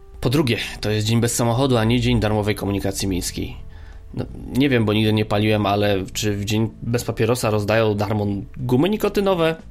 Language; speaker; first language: Polish; native; Polish